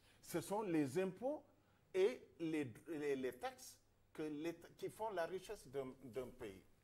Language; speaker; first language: French; non-native, local second language; Wolof